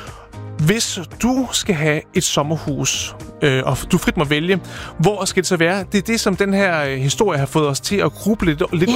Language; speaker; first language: Danish; native; Danish